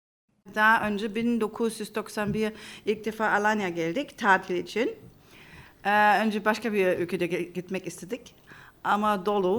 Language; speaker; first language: Turkish; non-native, learner; German